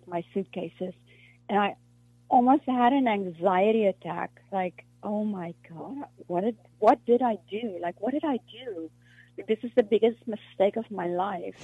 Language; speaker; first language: English; non-native, local second language; Afrikaans